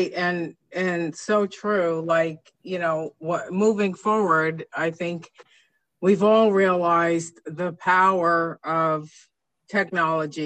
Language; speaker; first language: English; native; English